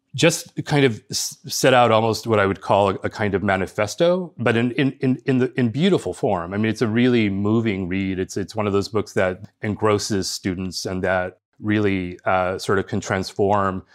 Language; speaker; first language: English; early bilingual, other home language; Spanish